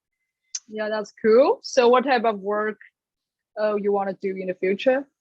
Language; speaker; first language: English; non-native, learner; Chinese